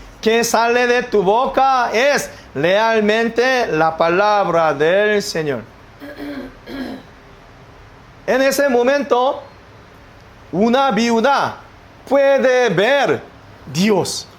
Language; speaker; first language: Spanish; non-native, learner; Korean